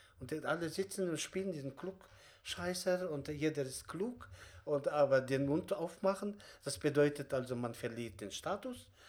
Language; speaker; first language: German; non-native, fluent; Kazakh